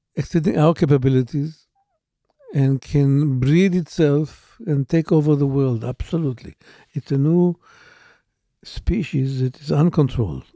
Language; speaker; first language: English; non-native, fluent; Hebrew